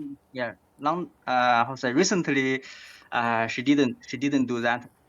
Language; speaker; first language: English; non-native, learner; Chinese